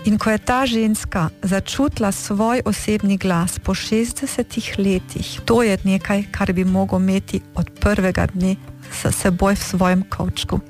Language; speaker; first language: Slovenian; early bilingual, heritage; Slovenian